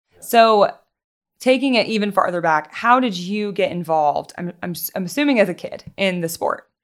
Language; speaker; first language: English; native; English